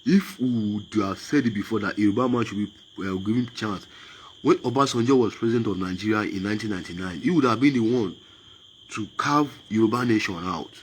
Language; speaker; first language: English; non-native, local second language; Yoruba